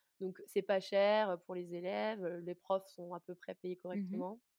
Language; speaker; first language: French; native; French